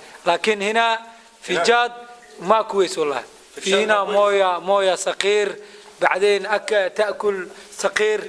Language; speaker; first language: Arabic; non-native, learner; Somali